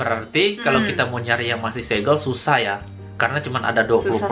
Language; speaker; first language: Indonesian; native; Indonesian